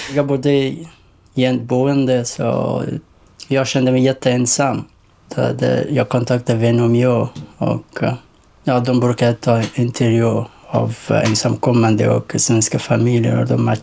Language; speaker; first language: Swedish; non-native, learner; Persian